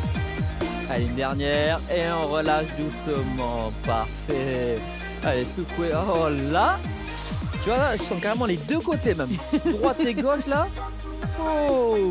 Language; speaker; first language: French; native; French